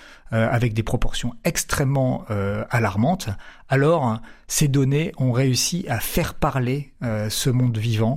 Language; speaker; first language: French; native; French